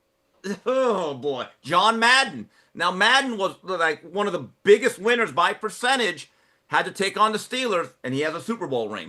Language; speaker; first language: English; native; English